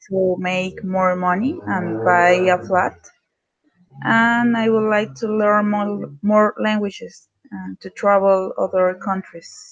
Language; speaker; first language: English; non-native, learner; Spanish